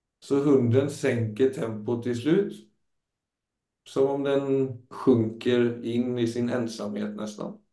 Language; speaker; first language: Swedish; native; Swedish